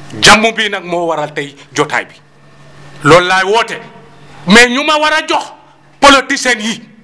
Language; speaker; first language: Wolof; non-native, local second language; Fula